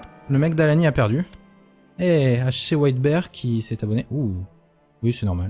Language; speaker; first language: French; native; French